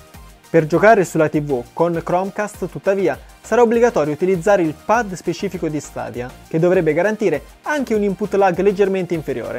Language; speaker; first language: Italian; native; Italian